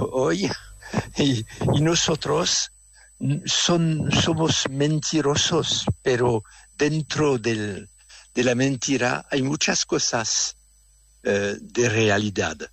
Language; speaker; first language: Spanish; non-native, fluent; French